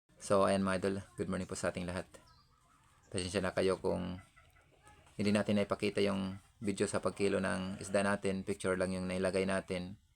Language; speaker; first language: Filipino; non-native, local second language; Cebuano